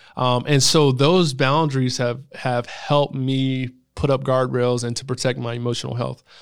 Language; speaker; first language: English; native; English